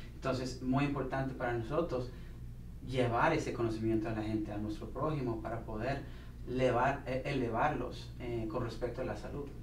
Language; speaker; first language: Spanish; non-native, fluent; English